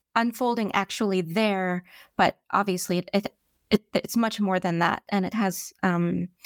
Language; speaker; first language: English; native; English